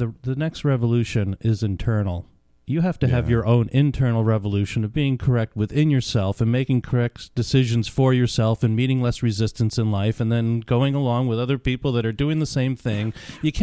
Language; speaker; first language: English; native; English